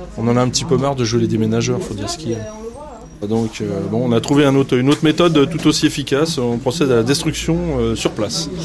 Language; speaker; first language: French; native; French